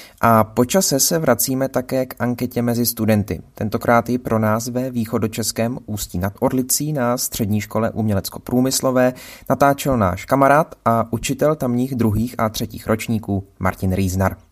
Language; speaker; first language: Czech; native; Czech